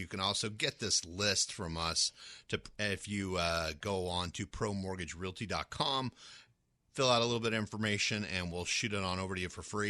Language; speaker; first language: English; native; English